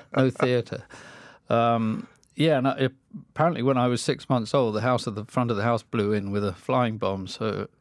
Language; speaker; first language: English; native; English